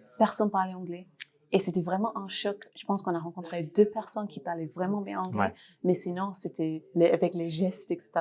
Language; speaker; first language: French; non-native, fluent; English